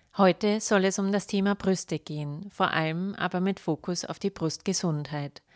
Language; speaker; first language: German; native; German